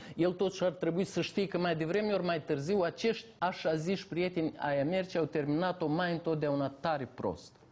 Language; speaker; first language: Romanian; native; Romanian